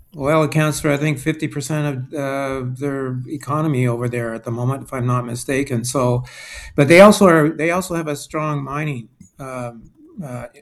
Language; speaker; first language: English; native; English